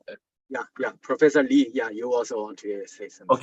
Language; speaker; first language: English; non-native, fluent; Chinese